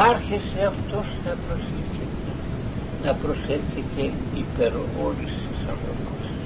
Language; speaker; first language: Greek; non-native, learner; Russian